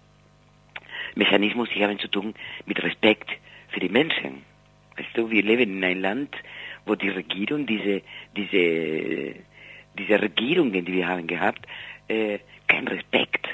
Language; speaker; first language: German; non-native, fluent; Spanish